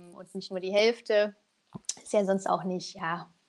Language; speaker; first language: German; native; German